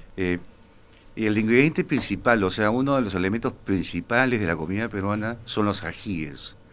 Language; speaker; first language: Spanish; native; Spanish